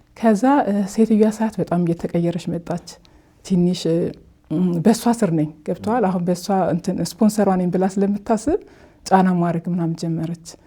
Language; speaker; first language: Amharic; native; Amharic